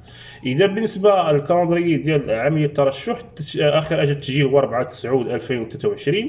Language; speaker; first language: Arabic; native; Arabic